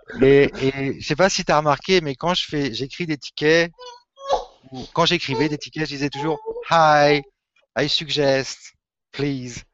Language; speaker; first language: French; native; French